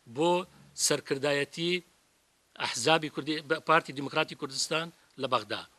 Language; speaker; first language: Central Kurdish; non-native, local second language; Southern Kurdish